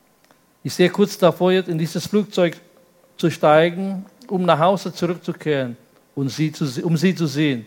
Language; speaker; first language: German; non-native, fluent; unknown